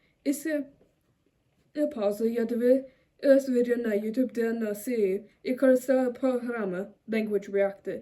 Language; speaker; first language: Ukrainian; non-native, learner; German